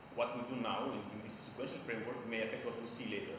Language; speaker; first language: English; non-native, fluent; Greek